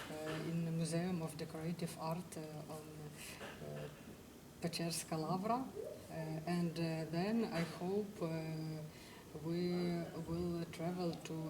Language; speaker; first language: English; non-native, fluent; Ukrainian